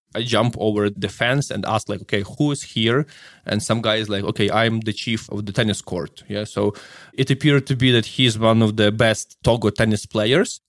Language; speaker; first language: English; non-native, fluent; Ukrainian